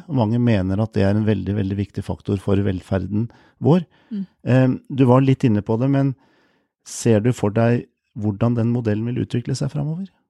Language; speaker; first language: Norwegian; native; Norwegian